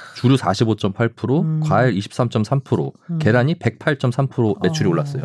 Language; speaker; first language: Korean; native; Korean